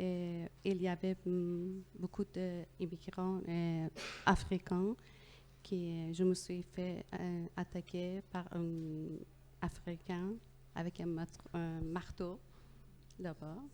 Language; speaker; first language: French; non-native, learner; Persian